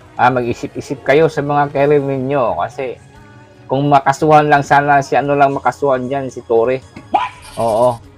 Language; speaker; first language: Filipino; non-native, local second language; Cebuano